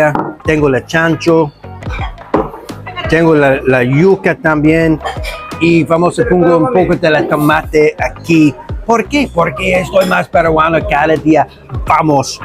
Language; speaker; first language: Spanish; non-native, learner; English